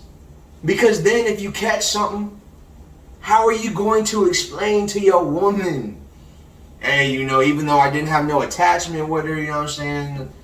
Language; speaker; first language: English; native; English